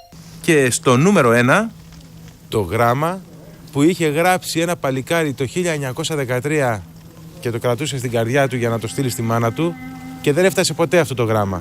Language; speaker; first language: Greek; native; Greek